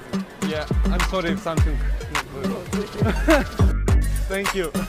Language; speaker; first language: English; non-native, learner; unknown